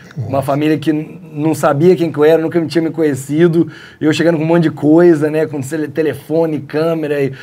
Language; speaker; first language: Portuguese; early bilingual, heritage; Portuguese